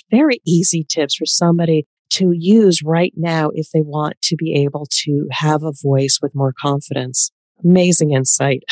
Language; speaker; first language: English; native; English